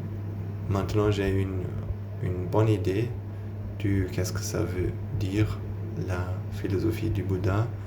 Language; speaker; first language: French; non-native, learner; German